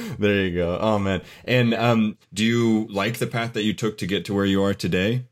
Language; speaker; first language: English; native; English